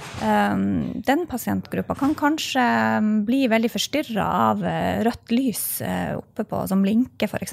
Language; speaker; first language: Norwegian; native; Norwegian